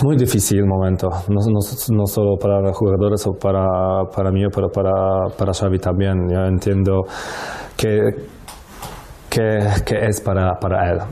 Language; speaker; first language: Spanish; non-native, learner; Polish